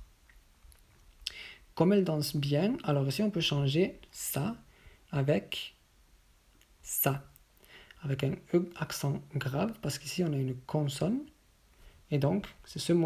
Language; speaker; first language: French; native; French